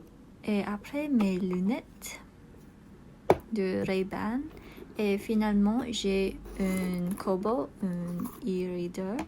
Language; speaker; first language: French; non-native, learner; English